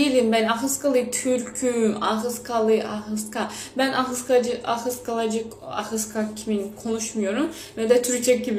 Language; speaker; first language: Turkish; early bilingual, heritage; Turkish